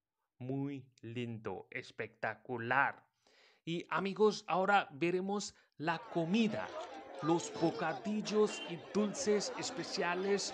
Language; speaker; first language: Spanish; non-native, fluent; Hindi